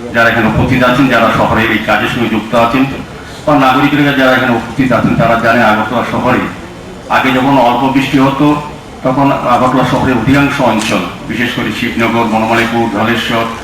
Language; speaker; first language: Bangla; native; Bangla